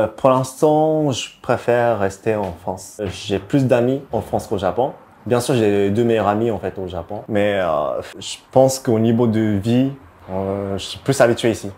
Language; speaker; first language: French; non-native, fluent; Japanese